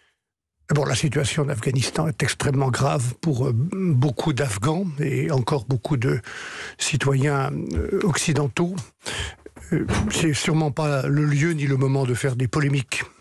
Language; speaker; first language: French; native; French